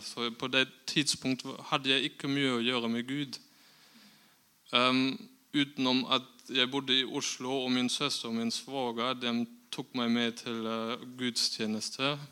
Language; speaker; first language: Norwegian; non-native, fluent; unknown